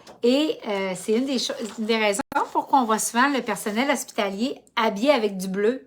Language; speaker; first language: French; native; French